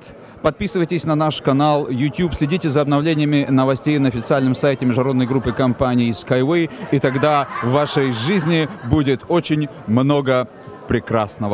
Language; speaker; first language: Russian; native; Russian